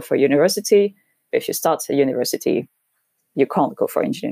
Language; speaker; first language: English; non-native, fluent; French